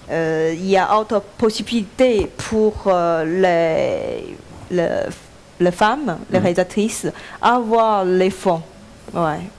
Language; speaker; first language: French; non-native, learner; Chinese